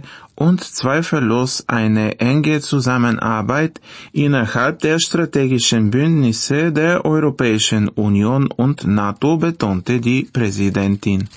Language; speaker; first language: German; non-native, fluent; Bulgarian